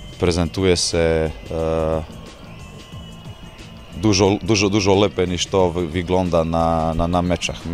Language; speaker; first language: Polish; non-native, learner; Slovenian